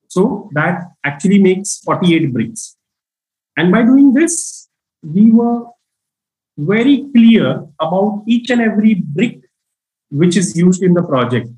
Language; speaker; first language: English; non-native, local second language; Marathi